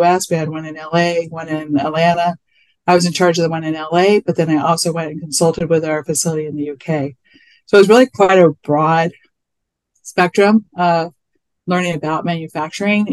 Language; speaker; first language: English; native; English